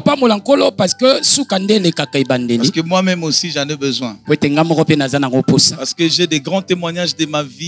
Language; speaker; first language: French; non-native, local second language; Lingala